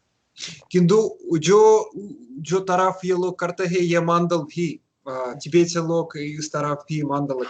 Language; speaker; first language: Hindi; non-native, learner; Russian